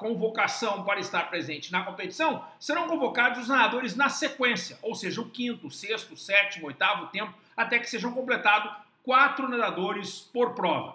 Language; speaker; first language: Portuguese; native; Portuguese